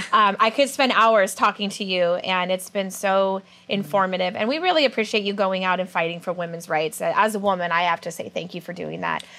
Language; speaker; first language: English; native; English